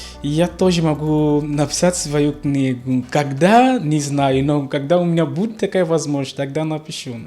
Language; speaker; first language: Russian; non-native, learner; Portuguese